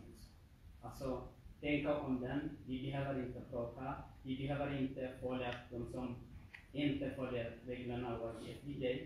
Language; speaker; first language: Swedish; non-native, learner; Tigrinya